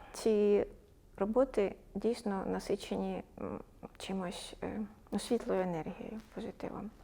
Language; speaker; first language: Ukrainian; native; Ukrainian